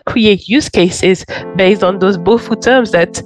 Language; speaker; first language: English; non-native, fluent; French